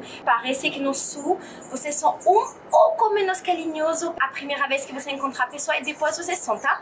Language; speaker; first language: Portuguese; non-native, fluent; French